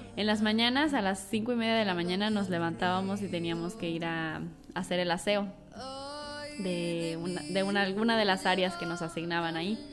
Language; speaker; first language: Spanish; native; Spanish